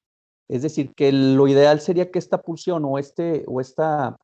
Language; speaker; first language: Spanish; native; Spanish